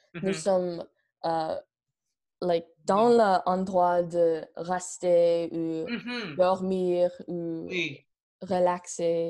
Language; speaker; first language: French; non-native, learner; English